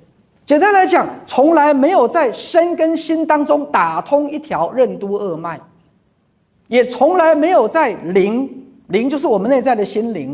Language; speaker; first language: Chinese; native; Chinese